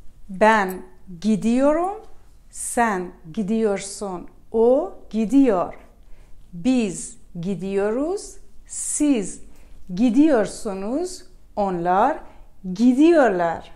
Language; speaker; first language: Turkish; non-native, learner; Persian